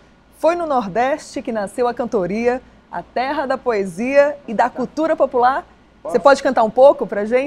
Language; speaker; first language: Portuguese; native; Portuguese